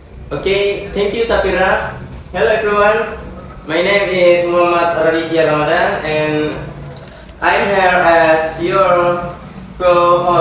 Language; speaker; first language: English; non-native, learner; Indonesian